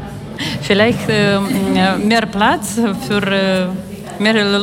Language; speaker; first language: German; non-native, learner; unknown